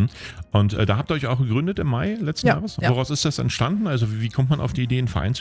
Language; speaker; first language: German; native; German